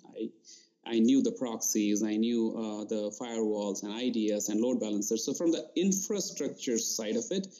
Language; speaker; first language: English; non-native, local second language; Bangla